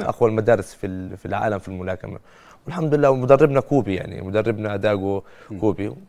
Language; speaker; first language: Arabic; native; Arabic